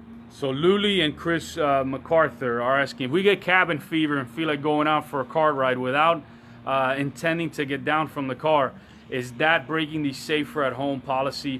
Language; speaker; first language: English; early bilingual, other home language; Spanish